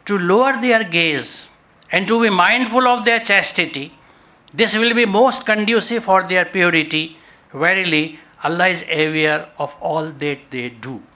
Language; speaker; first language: English; non-native, local second language; Urdu